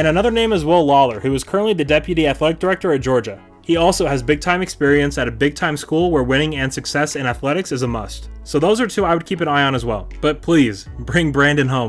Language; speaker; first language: English; native; English